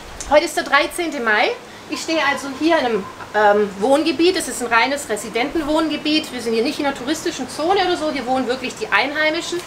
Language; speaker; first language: German; native; German